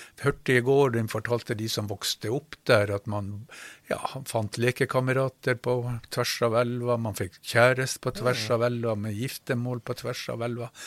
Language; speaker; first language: Norwegian; native; Norwegian